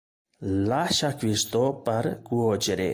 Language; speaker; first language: Italian; non-native, learner; Urdu